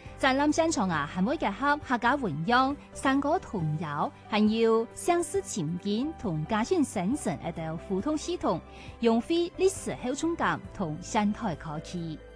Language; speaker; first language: Chinese; non-native, local second language; Cantonese